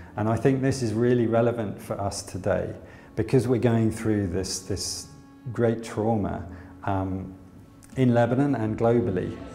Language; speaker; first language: English; native; English